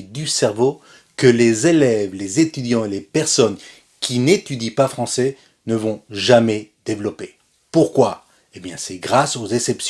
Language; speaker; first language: French; non-native, fluent; Spanish